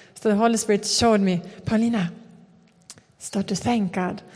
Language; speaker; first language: English; non-native, fluent; Swedish